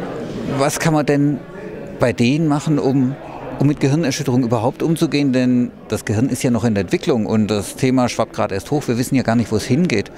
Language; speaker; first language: German; native; German